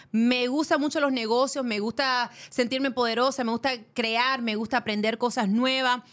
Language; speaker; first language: Spanish; early bilingual, heritage; Spanish